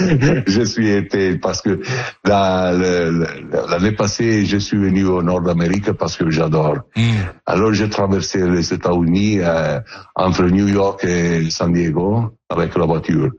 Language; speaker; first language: French; non-native, learner; Italian